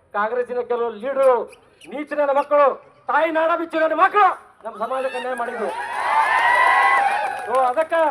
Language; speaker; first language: Kannada; non-native, local second language; Lambadi